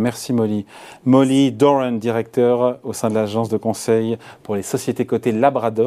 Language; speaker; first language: French; native; French